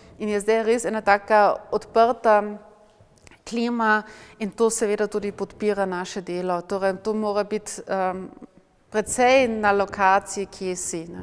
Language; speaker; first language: Slovenian; non-native, local second language; German